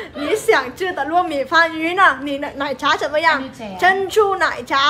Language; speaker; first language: Chinese; non-native, fluent; Vietnamese